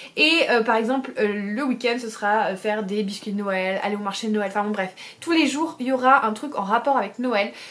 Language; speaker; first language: French; native; French